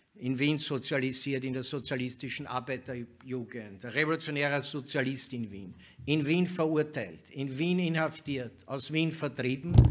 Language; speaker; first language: German; native; German